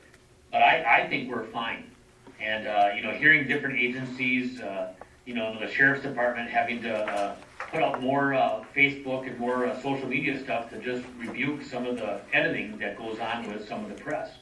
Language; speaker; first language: English; native; English